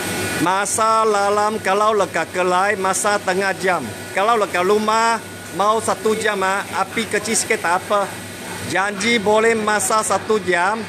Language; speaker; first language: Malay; non-native, local second language; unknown